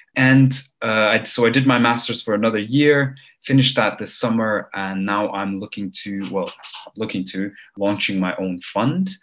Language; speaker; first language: English; early bilingual, other home language; Armenian